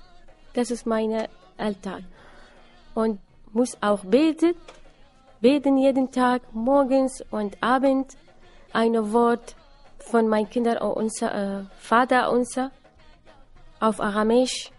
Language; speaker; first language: German; non-native, learner; Assyrian Neo-Aramaic